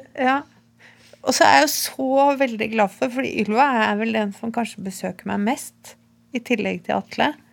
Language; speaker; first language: Norwegian; native; Norwegian